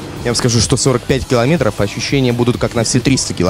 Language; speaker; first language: Russian; native; Russian